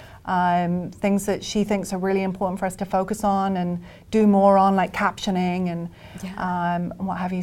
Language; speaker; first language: English; native; English